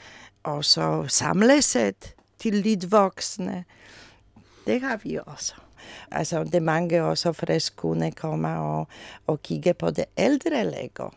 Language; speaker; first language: Danish; non-native, learner; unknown